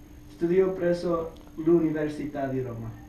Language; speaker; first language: Italian; non-native, learner; English